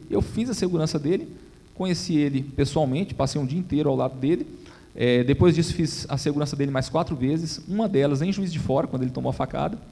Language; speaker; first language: Portuguese; native; Portuguese